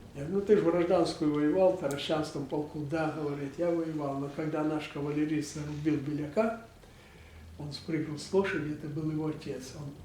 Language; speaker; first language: Russian; non-native, local second language; Ukrainian